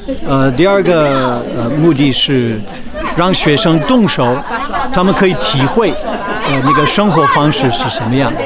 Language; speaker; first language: Chinese; non-native, fluent; English